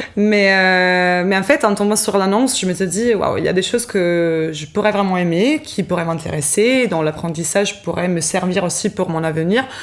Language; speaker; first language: French; non-native, fluent; Italian